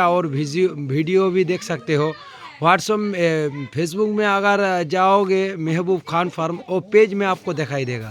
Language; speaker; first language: Hindi; non-native, local second language; Bangla